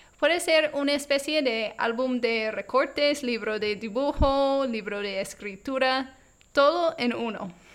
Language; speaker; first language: Spanish; non-native, fluent; English